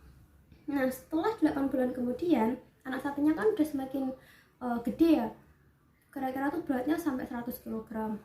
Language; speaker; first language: Indonesian; native; Indonesian